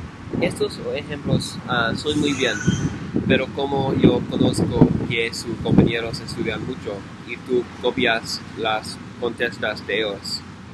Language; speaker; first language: Spanish; non-native, learner; English